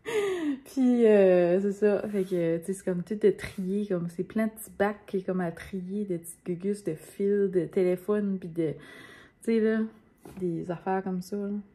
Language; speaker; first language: French; native; French